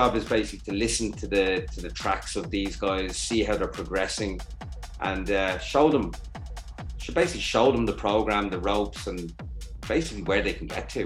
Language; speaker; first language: English; native; English